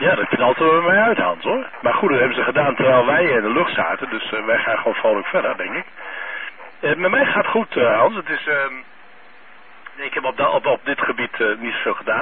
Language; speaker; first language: Dutch; native; Dutch